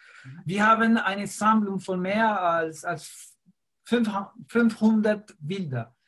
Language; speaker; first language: German; non-native, fluent; Spanish